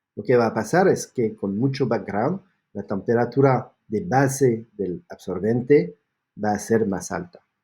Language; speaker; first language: Spanish; non-native, fluent; French